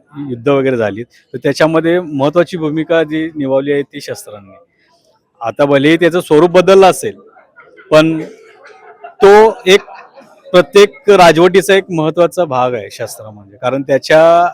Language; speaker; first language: Marathi; native; Marathi